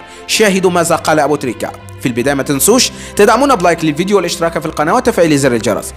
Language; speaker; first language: Arabic; native; Arabic